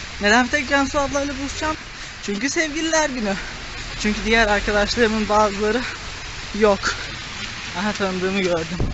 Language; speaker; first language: Turkish; native; Turkish